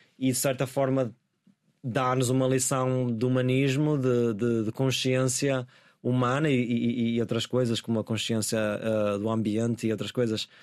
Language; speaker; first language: Portuguese; native; Portuguese